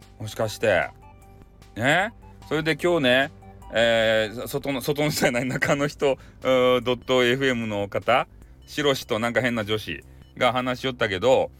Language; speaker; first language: Japanese; native; Japanese